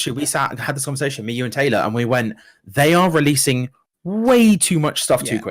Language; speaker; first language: English; native; English